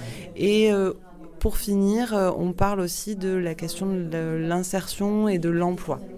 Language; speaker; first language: French; native; French